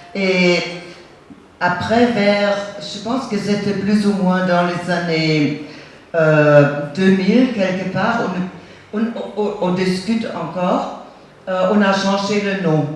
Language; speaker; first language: French; non-native, fluent; German